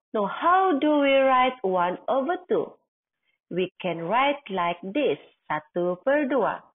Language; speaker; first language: English; non-native, local second language; Malay